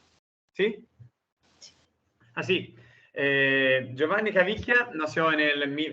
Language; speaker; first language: Spanish; non-native, learner; Italian